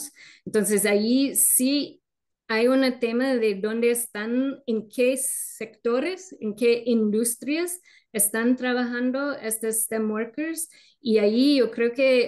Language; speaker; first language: Spanish; non-native, fluent; English